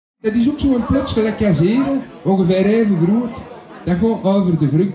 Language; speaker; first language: Dutch; native; Dutch